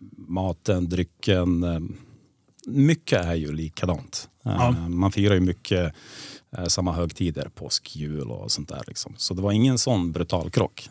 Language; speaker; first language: Swedish; early bilingual, other home language; Serbian